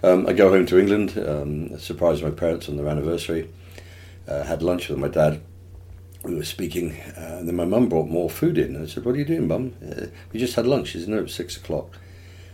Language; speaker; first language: English; native; English